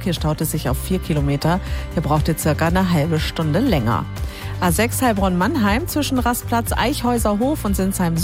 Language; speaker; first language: German; native; German